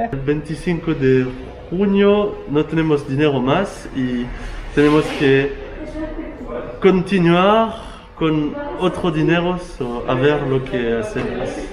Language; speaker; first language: Spanish; non-native, learner; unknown